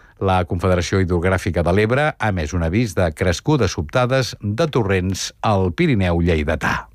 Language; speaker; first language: Catalan; native; Catalan